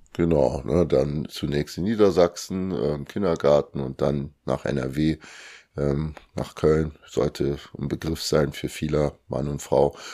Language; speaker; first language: German; early bilingual, other home language; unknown